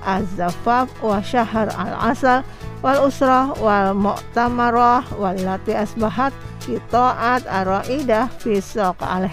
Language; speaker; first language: Arabic; non-native, fluent; Indonesian